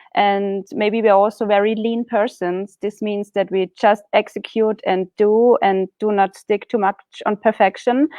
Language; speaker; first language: English; non-native, fluent; German